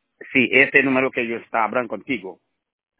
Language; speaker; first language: Spanish; non-native, learner; Haitian Creole